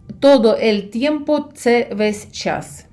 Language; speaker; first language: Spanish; non-native, fluent; Ukrainian